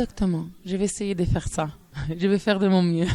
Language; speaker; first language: French; non-native, fluent; Italian